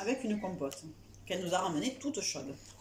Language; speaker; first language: French; native; French